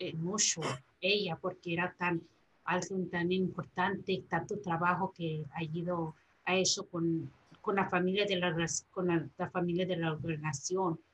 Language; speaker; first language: Spanish; early bilingual, heritage; Spanish